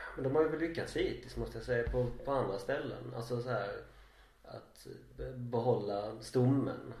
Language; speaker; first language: Swedish; native; Swedish